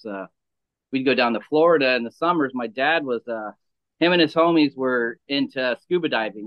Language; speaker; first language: English; native; English